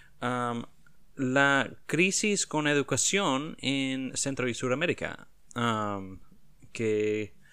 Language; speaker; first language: Spanish; non-native, learner; English